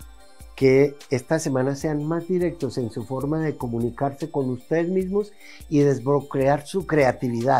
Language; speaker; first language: Spanish; native; Spanish